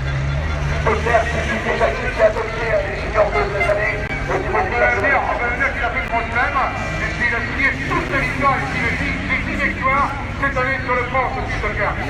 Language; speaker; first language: French; native; French